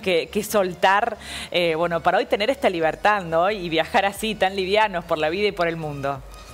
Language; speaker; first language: Spanish; native; Spanish